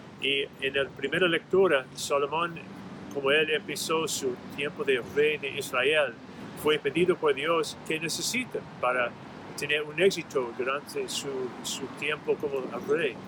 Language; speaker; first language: Spanish; non-native, fluent; English